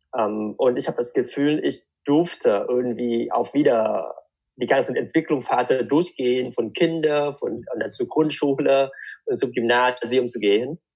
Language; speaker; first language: German; non-native, fluent; Vietnamese